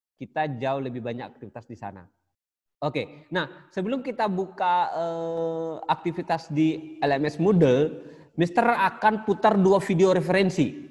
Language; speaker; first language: Indonesian; native; Indonesian